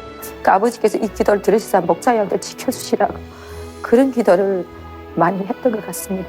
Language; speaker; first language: Korean; native; Korean